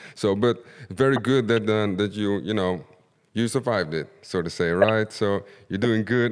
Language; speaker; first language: English; non-native, fluent; Dutch